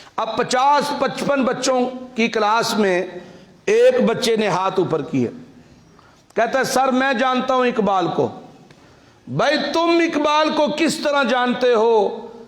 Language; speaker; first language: Urdu; non-native, local second language; Punjabi